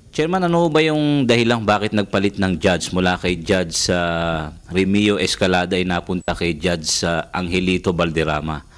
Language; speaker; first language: Filipino; native; Filipino